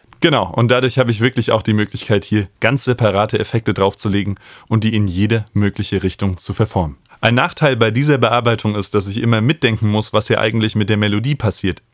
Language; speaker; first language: German; native; German